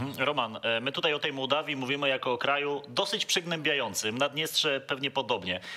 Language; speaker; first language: Polish; native; Polish